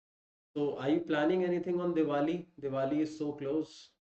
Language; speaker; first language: English; non-native, local second language; Hindi